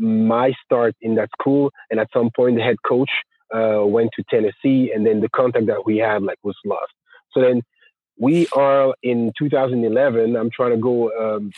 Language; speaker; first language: English; non-native, fluent; French